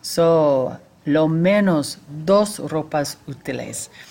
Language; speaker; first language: Spanish; non-native, fluent; English